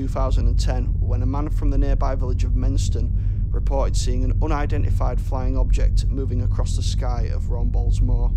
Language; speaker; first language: English; native; English